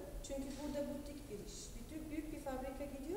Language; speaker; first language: Turkish; non-native, fluent; German